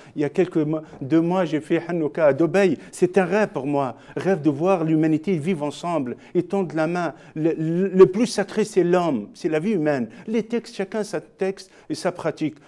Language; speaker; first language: French; non-native, local second language; Arabic